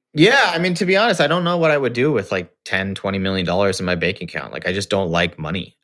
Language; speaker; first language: English; native; English